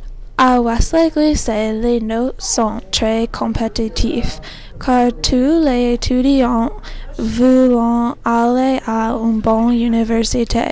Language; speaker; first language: French; non-native, learner; English